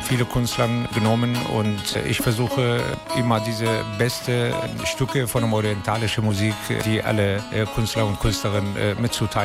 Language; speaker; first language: German; non-native, learner; Arabic